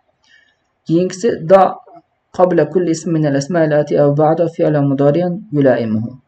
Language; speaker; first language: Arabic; non-native, fluent; Kyrgyz